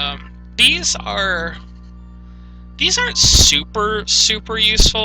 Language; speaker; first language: English; native; English